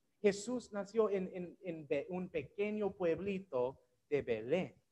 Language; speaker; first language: Spanish; non-native, learner; English